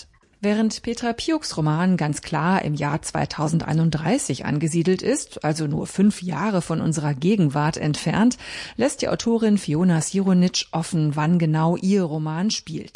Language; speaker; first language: German; native; German